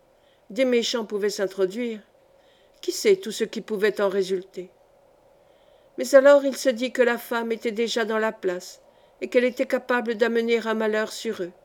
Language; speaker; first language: French; native; French